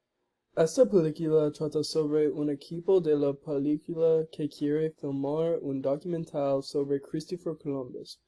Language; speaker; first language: Spanish; non-native, learner; English